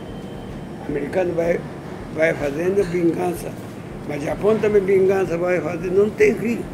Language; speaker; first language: Portuguese; non-native, learner; Japanese